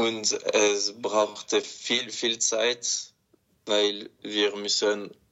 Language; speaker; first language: German; non-native, local second language; French